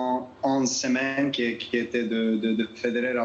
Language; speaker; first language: French; non-native, learner; Serbian